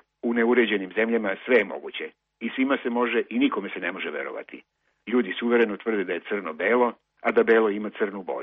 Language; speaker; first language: Croatian; native; Croatian